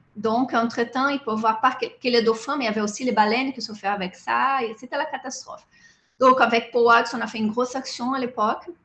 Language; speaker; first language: French; non-native, fluent; Portuguese